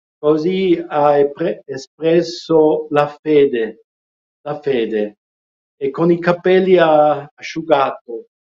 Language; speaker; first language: Italian; non-native, fluent; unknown